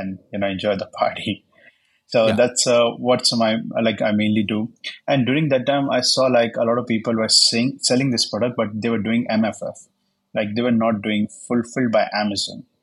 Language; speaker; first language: English; non-native, local second language; Hindi